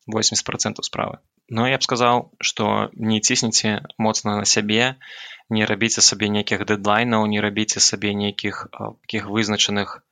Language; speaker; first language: Belarusian; non-native, local second language; Russian